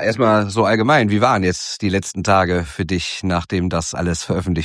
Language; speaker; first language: German; native; German